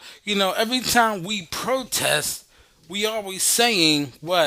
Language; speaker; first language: English; native; English